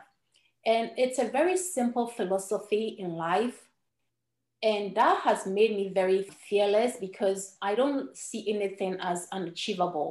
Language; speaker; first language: English; non-native, local second language; Ewe